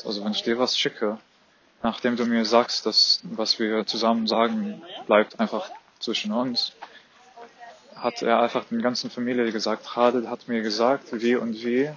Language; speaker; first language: German; non-native, fluent; Arabic